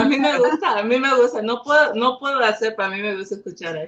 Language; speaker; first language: Spanish; non-native, learner; English